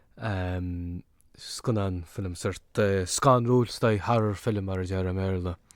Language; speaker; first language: Irish; native; Irish